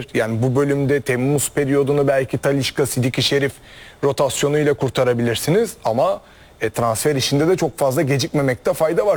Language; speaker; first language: Turkish; native; Turkish